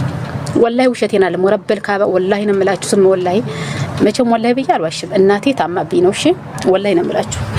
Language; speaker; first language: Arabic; non-native, learner; Amharic